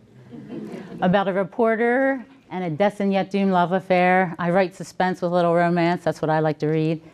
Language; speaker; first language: English; native; English